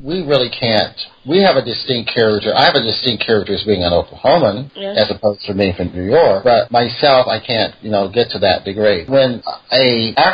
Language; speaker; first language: English; native; English